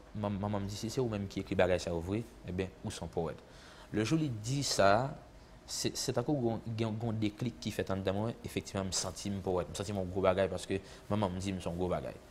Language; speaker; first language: French; native; French